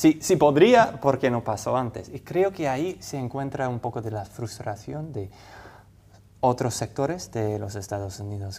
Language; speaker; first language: Spanish; non-native, fluent; English